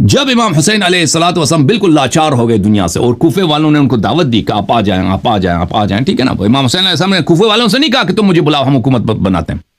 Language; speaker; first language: Urdu; non-native, fluent; Persian